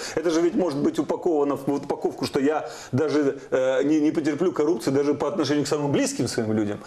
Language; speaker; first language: Russian; native; Russian